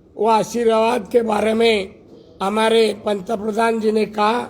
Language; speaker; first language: Hindi; non-native, local second language; Marathi